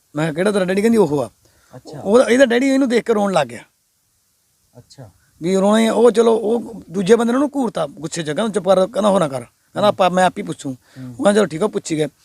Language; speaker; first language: Punjabi; native; Punjabi